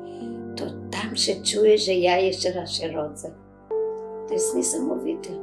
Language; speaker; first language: Polish; early bilingual, other home language; Macedonian